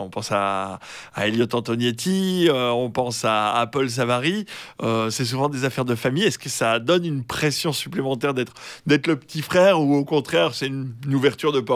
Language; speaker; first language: French; native; French